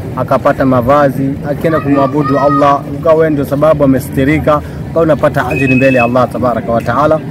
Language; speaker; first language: Swahili; non-native, local second language; Kamba